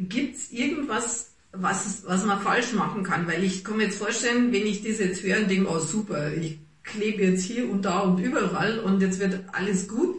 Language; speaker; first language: German; native; German